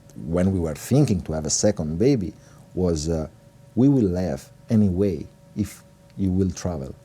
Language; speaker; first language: English; non-native, fluent; Italian